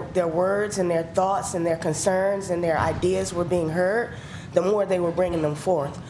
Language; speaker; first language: English; native; English